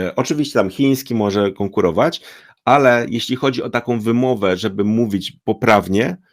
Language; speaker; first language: Polish; native; Polish